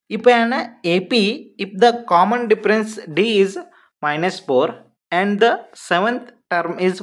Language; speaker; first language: English; non-native, local second language; Kannada